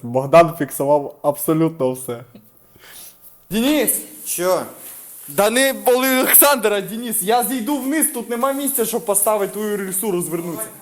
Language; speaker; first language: Ukrainian; native; Ukrainian